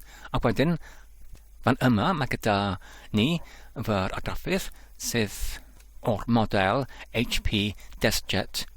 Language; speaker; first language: Welsh; non-native, learner; English